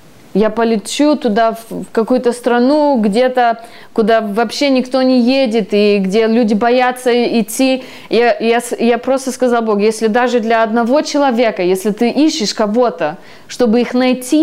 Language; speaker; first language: Russian; early bilingual, heritage; Russian